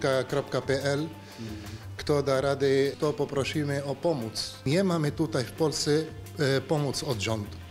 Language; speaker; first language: Polish; non-native, learner; Arabic